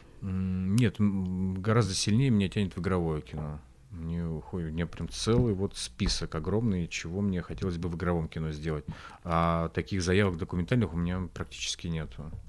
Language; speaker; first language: Russian; native; Russian